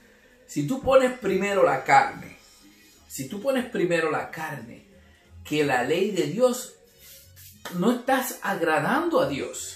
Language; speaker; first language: Spanish; native; Spanish